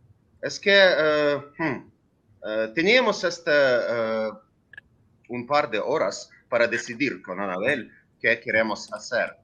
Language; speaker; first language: Spanish; non-native, learner; Ukrainian